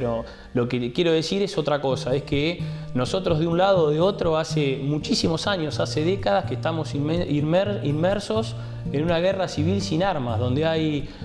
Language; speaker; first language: Spanish; native; Spanish